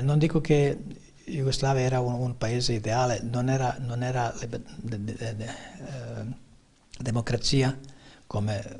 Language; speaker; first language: Italian; non-native, fluent; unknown